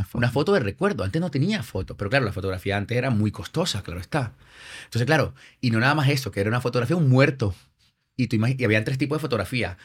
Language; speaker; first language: Spanish; native; Spanish